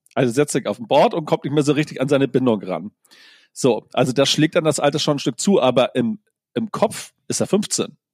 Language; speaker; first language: German; native; German